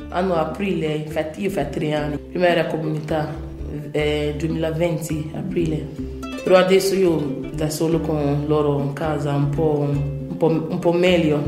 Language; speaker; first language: Italian; non-native, learner; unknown